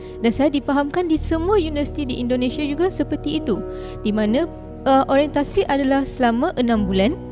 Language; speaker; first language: Malay; native; Malay